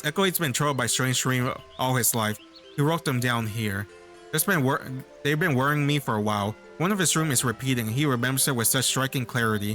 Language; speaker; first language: English; native; English